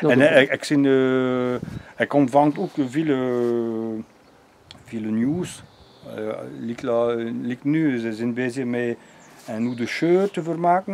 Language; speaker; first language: Dutch; non-native, local second language; French